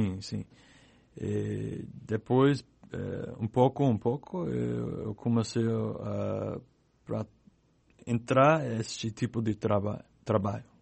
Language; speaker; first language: Portuguese; non-native, learner; English